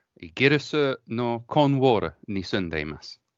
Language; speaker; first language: Japanese; non-native, learner; English